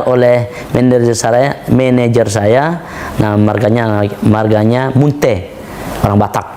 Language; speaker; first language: Indonesian; non-native, local second language; Nias